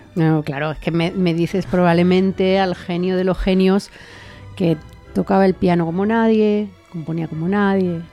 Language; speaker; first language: Spanish; native; Spanish